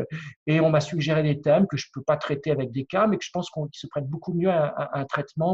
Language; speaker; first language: French; native; French